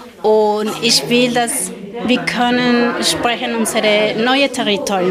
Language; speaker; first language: German; non-native, learner; Spanish